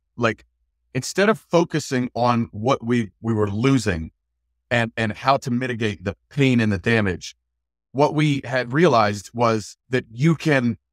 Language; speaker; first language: English; native; English